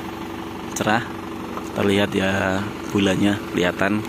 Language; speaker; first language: Indonesian; native; Indonesian